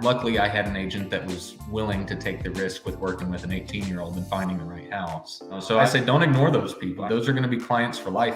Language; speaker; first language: English; native; English